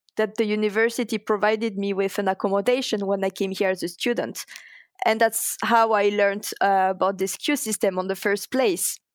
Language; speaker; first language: English; non-native, fluent; French